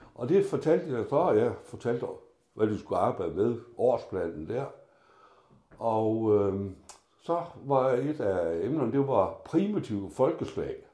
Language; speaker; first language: Danish; native; Danish